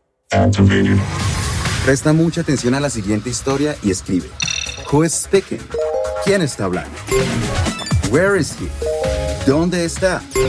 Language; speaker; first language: Spanish; native; Spanish